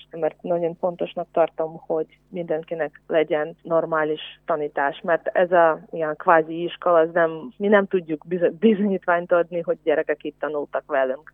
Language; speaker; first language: Hungarian; non-native, fluent; Ukrainian